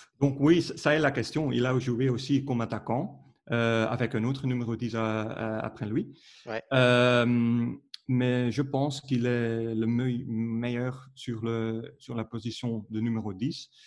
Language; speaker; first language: French; non-native, learner; Dutch